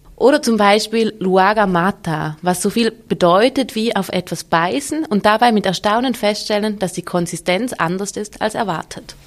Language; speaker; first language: German; native; German